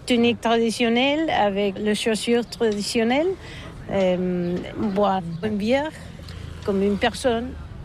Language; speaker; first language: French; non-native, learner; Catalan